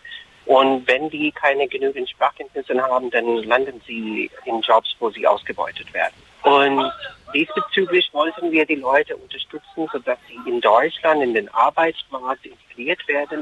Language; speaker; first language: German; non-native, fluent; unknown